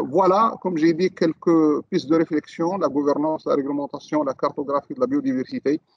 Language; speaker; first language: French; non-native, local second language; Arabic